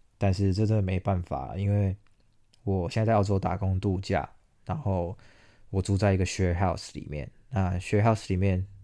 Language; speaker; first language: Chinese; native; Chinese